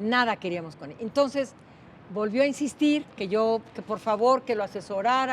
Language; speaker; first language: Spanish; native; Spanish